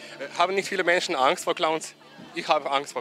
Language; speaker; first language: German; non-native, fluent; Slovenian